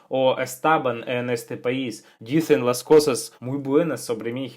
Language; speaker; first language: Spanish; non-native, fluent; Russian